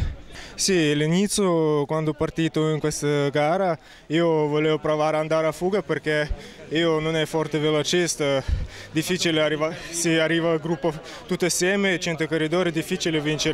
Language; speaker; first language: Italian; non-native, learner; Uzbek